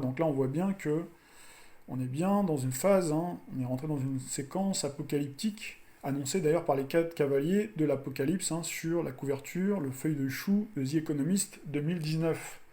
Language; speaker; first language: French; native; French